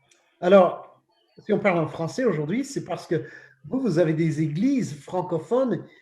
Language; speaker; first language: French; non-native, local second language; English